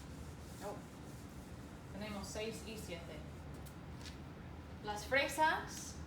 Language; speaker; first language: Spanish; non-native, fluent; English